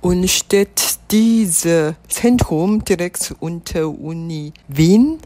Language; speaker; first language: German; non-native, fluent; Chinese